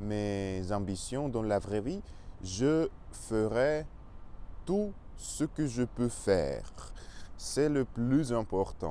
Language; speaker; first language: French; non-native, learner; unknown